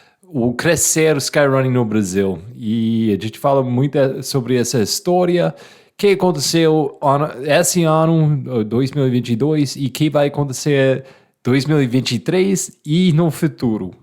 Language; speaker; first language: Portuguese; non-native, fluent; English